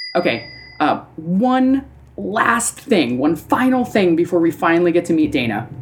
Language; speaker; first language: English; native; English